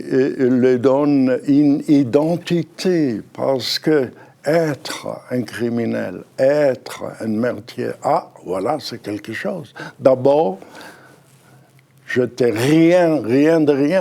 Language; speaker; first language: French; non-native, fluent; Hebrew